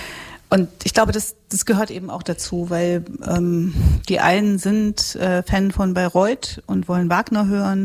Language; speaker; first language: German; native; German